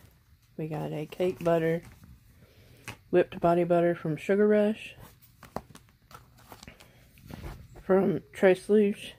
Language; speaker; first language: English; native; English